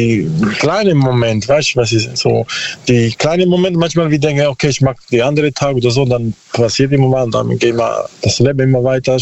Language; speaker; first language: German; non-native, learner; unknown